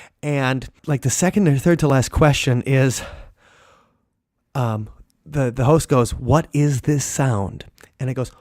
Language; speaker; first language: English; native; English